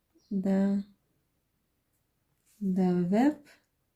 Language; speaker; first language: French; non-native, learner; Arabic